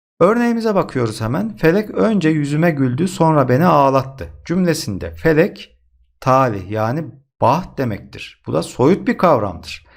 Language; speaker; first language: Turkish; native; Turkish